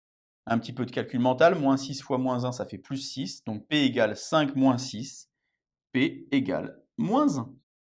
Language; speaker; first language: French; native; French